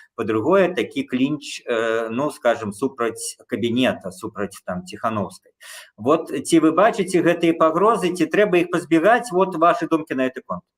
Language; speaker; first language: Belarusian; native; Belarusian